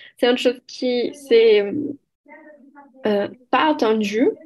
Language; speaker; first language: French; non-native, learner; Portuguese